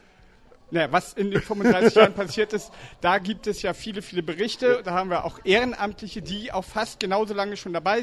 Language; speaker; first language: German; native; German